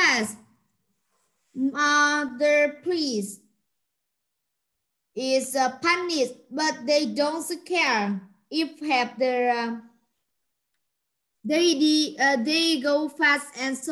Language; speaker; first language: English; non-native, learner; Vietnamese